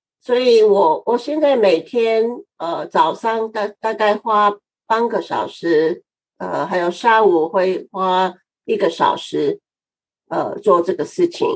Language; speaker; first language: Chinese; non-native, fluent; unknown